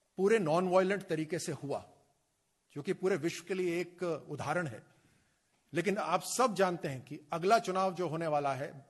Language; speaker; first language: Hindi; native; Hindi